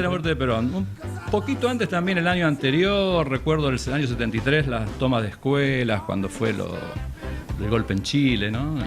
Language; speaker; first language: Spanish; native; Spanish